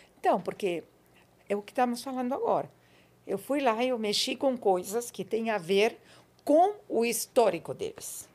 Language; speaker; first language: Portuguese; non-native, fluent; Spanish